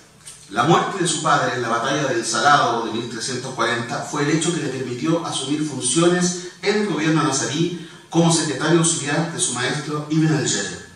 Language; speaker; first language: Spanish; native; Spanish